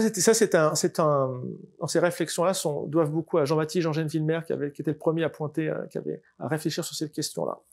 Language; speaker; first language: French; native; French